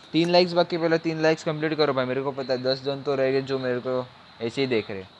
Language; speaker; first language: Hindi; non-native, local second language; Marathi